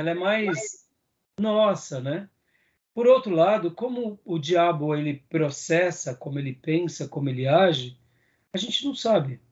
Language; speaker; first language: Portuguese; native; Portuguese